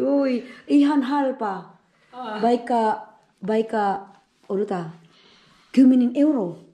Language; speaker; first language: Finnish; non-native, learner; Waray